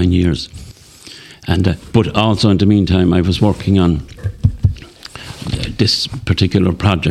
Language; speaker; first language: English; native; English